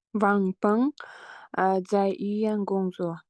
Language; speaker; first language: Chinese; non-native, learner; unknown